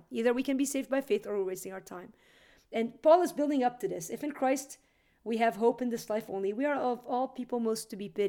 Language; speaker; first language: English; native; English